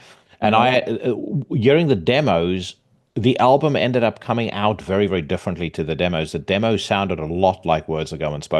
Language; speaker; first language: English; native; English